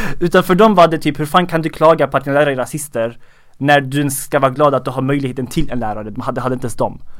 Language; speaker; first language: Swedish; early bilingual, other home language; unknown